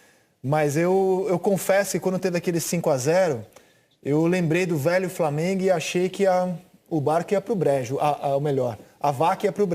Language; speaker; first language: Portuguese; native; Portuguese